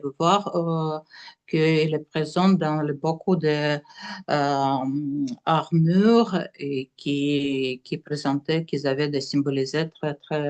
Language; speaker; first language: French; non-native, learner; Russian